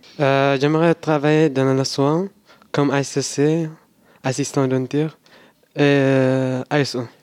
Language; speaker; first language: French; non-native, learner; Tigrinya